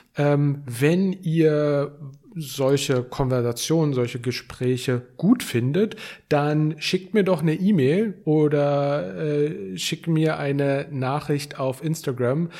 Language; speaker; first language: German; native; German